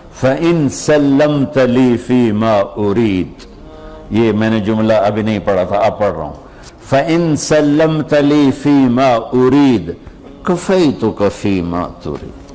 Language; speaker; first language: Urdu; non-native, local second language; Punjabi